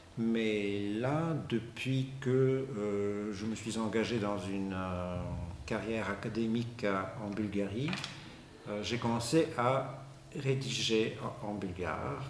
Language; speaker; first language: French; non-native, fluent; Bulgarian